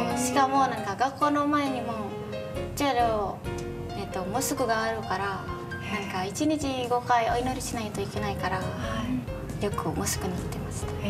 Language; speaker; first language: Japanese; non-native, fluent; Indonesian